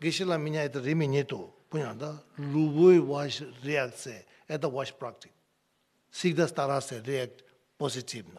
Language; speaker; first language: Russian; non-native, learner; Tibetan